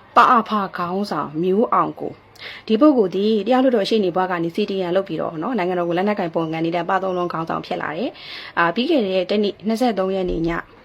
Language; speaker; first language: Burmese; native; Burmese